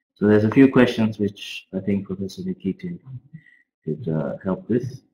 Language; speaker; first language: English; native; English